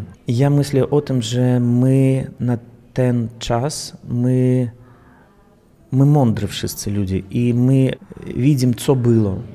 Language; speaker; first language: Polish; non-native, learner; Belarusian